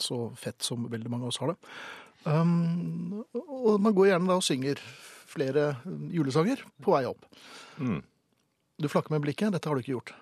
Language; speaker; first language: Norwegian; native; Norwegian